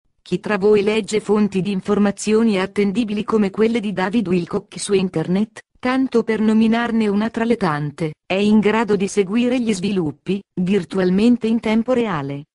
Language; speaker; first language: Italian; native; Italian